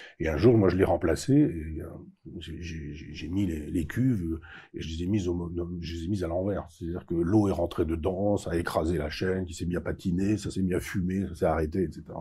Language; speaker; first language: French; native; French